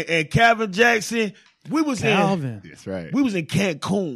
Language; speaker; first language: English; native; English